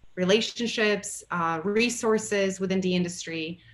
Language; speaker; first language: English; non-native, fluent; Bulgarian